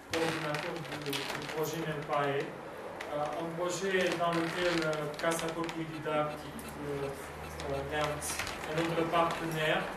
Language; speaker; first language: French; non-native, fluent; Romanian